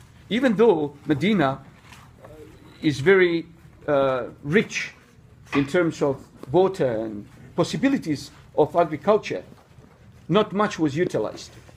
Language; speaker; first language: English; non-native, fluent; Bosnian